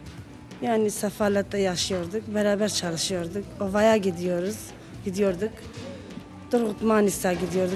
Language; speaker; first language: Turkish; non-native, local second language; Kurdish